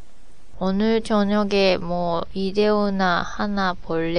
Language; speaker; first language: Korean; non-native, learner; Japanese